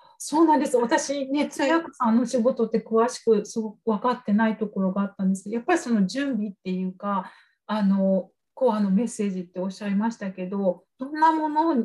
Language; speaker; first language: Japanese; native; Japanese